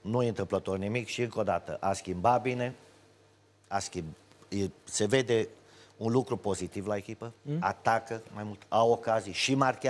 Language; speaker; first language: Romanian; native; Romanian